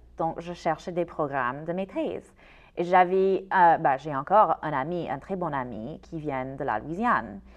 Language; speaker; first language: French; non-native, fluent; English